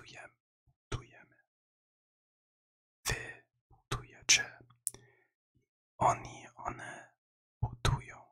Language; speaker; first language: Polish; non-native, learner; English